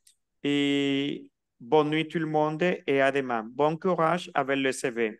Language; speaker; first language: French; non-native, fluent; Spanish